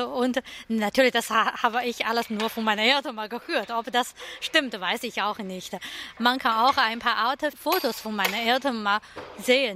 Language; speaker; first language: German; non-native, learner; Chinese